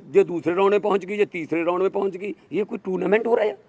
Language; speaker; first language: Hindi; non-native, local second language; Punjabi